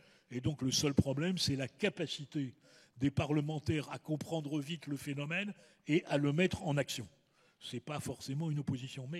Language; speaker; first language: French; native; French